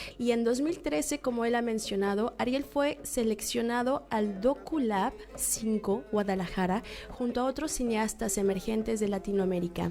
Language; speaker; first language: Spanish; native; Spanish